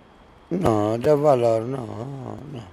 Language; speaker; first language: Spanish; non-native, learner; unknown